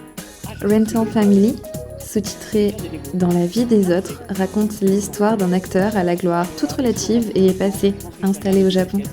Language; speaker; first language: French; native; French